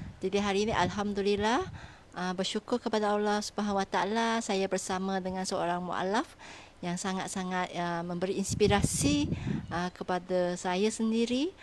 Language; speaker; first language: Malay; non-native, local second language; Chinese